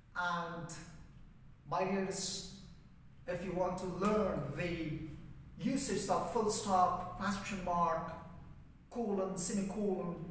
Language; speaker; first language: English; non-native, fluent; Persian